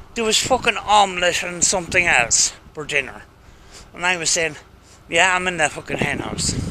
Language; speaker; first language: English; native; English